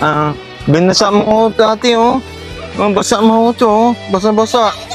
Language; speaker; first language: Filipino; non-native, learner; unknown